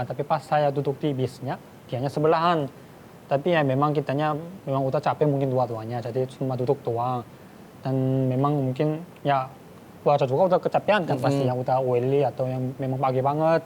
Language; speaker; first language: Indonesian; non-native, fluent; Korean